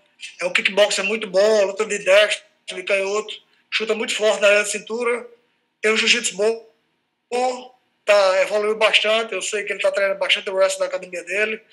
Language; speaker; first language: Portuguese; native; Portuguese